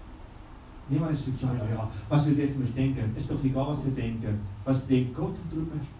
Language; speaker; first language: German; non-native, fluent; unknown